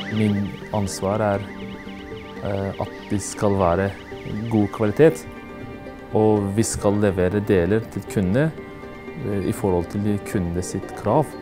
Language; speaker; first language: Norwegian; non-native, fluent; Turkish